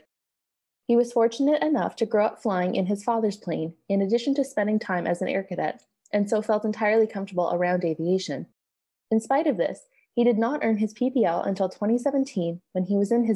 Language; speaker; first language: English; native; English